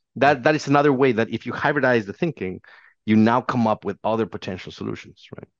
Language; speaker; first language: English; non-native, fluent; Spanish